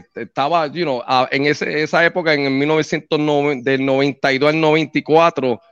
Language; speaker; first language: Spanish; native; Spanish